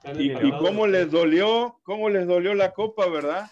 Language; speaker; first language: Spanish; native; Spanish